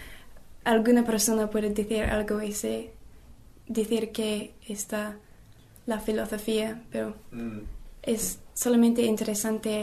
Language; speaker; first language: Spanish; non-native, learner; English